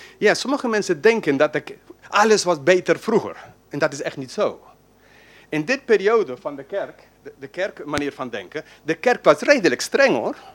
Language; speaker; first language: Dutch; non-native, fluent; English